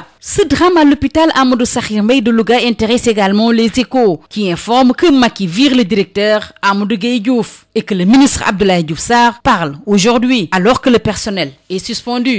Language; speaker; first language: French; non-native, local second language; Wolof